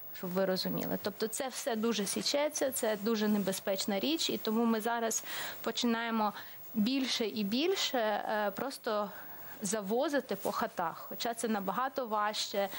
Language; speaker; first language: Ukrainian; native; Ukrainian